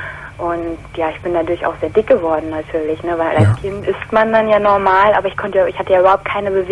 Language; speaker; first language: German; native; German